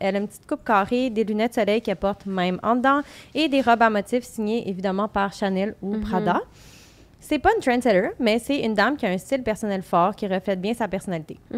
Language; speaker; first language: French; native; French